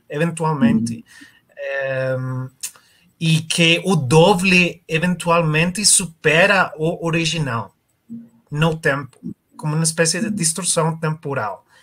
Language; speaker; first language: Portuguese; non-native, learner; Spanish